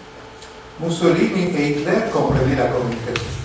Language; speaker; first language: Spanish; non-native, learner; Italian